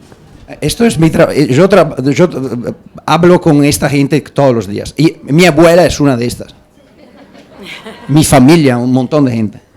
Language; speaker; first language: Spanish; non-native, learner; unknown